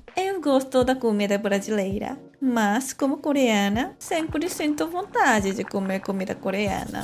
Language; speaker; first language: Portuguese; non-native, fluent; Korean